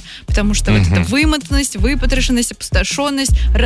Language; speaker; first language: Russian; native; Russian